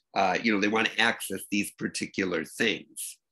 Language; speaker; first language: English; native; English